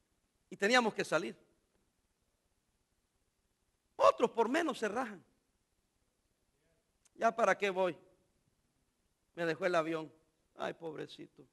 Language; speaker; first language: Spanish; native; Spanish